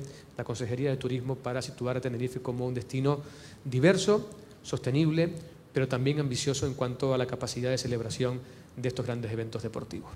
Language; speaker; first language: Spanish; native; Spanish